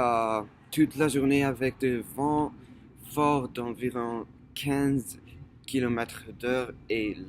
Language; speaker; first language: French; non-native, fluent; English